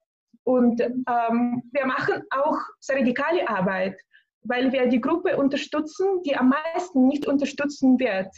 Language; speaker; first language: German; non-native, fluent; Russian